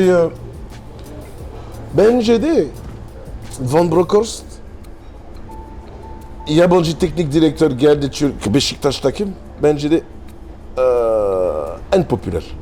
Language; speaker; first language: Turkish; non-native, learner; French